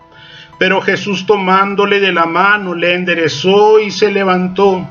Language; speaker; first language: Spanish; native; Spanish